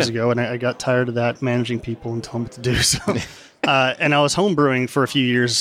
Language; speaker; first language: English; native; English